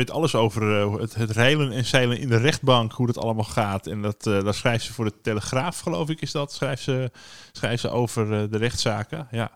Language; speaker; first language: Dutch; native; Dutch